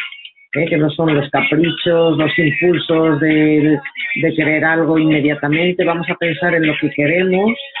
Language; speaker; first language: Spanish; native; Spanish